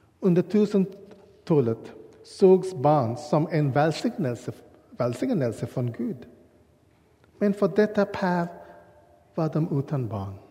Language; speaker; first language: Swedish; non-native, learner; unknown